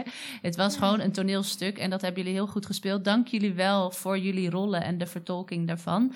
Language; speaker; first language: Dutch; native; Dutch